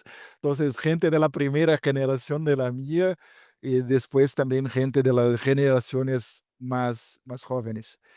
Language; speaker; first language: Spanish; non-native, fluent; Portuguese